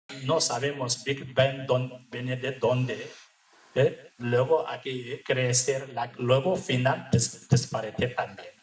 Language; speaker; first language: Spanish; non-native, learner; Tibetan